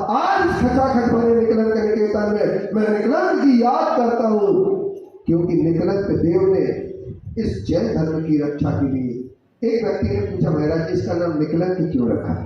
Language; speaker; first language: Hindi; native; Hindi